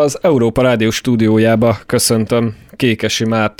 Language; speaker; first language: Hungarian; native; Hungarian